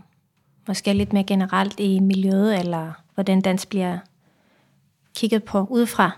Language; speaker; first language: Danish; non-native, fluent; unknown